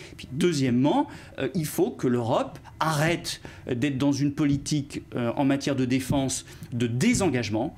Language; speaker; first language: French; native; French